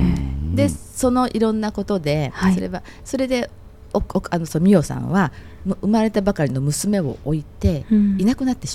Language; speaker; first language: Japanese; native; Japanese